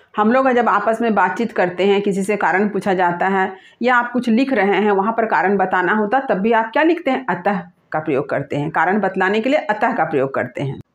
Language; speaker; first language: Hindi; native; Hindi